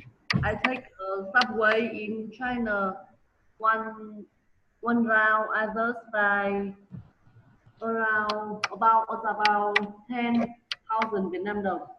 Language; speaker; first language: English; non-native, learner; Vietnamese